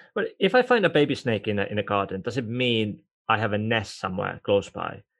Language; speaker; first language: English; non-native, fluent; Estonian